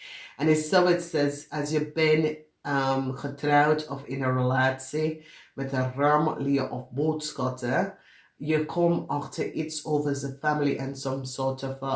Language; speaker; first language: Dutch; non-native, learner; English